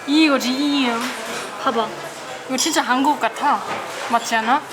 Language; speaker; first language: Korean; non-native, learner; German